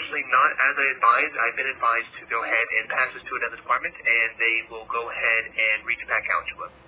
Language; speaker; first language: English; native; English